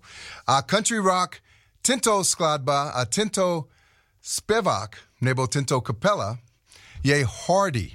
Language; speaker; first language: Czech; non-native, learner; English